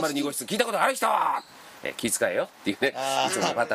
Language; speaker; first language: Japanese; native; Japanese